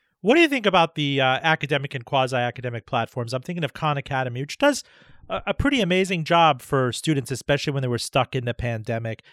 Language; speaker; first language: English; early bilingual, other home language; Persian